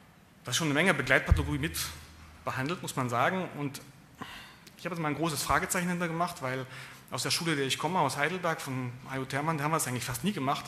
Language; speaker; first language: German; native; German